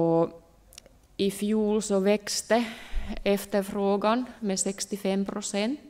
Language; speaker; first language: Swedish; non-native, local second language; Finnish